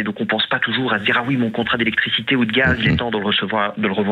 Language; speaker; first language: French; native; French